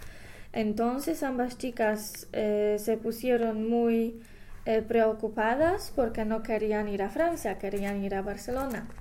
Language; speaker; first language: Spanish; non-native, fluent; English